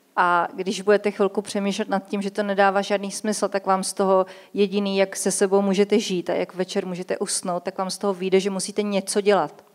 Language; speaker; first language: Czech; native; Czech